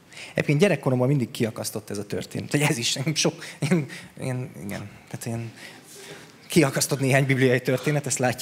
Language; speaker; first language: Hungarian; native; Hungarian